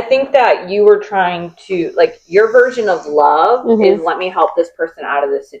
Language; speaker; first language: English; native; English